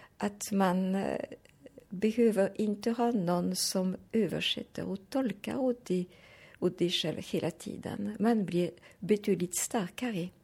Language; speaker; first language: Swedish; non-native, fluent; French